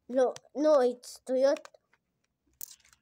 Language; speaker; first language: English; non-native, learner; Arabic